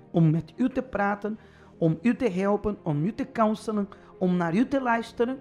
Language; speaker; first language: Dutch; non-native, fluent; Portuguese